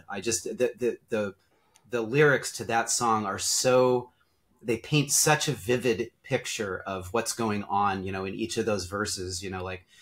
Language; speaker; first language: English; native; English